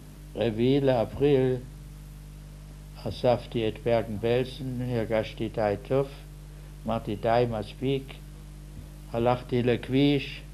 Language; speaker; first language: Hebrew; non-native, fluent; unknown